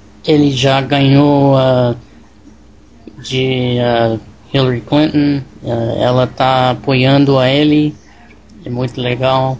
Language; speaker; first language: Portuguese; non-native, learner; English